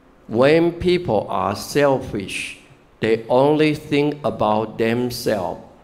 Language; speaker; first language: English; non-native, fluent; Chinese